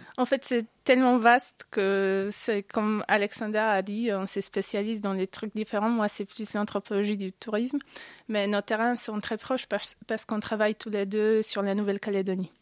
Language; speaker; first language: French; non-native, fluent; Polish